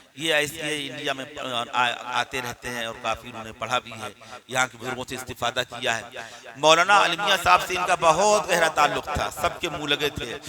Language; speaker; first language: Urdu; native; Urdu